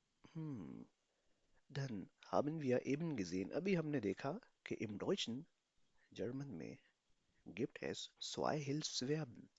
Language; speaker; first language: German; non-native, fluent; Urdu